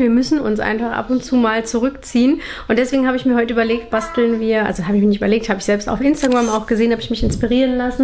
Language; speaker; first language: German; native; German